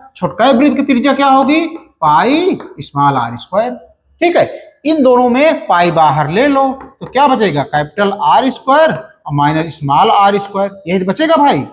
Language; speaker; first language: Hindi; native; Hindi